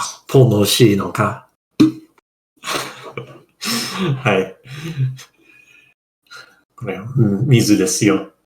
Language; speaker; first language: Japanese; non-native, fluent; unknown